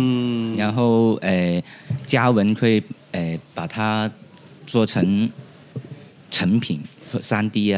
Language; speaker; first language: Chinese; non-native, local second language; Cantonese